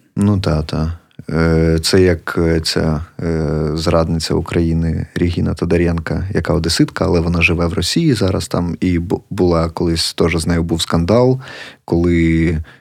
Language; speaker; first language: Ukrainian; native; Ukrainian